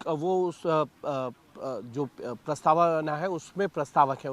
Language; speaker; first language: Hindi; native; Hindi